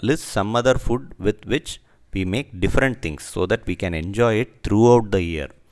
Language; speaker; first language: English; non-native, local second language; Tamil